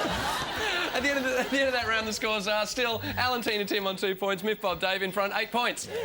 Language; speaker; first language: English; native; English